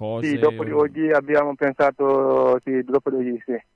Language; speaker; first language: Italian; non-native, learner; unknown